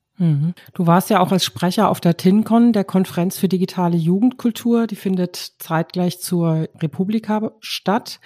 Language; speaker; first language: German; native; German